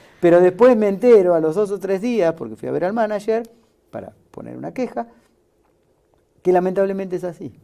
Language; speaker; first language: Spanish; native; Spanish